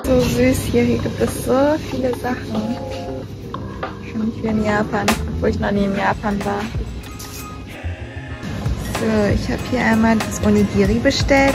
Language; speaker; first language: German; early bilingual, other home language; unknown